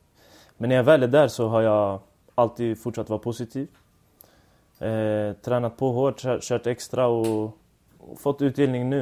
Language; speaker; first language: Swedish; early bilingual, other home language; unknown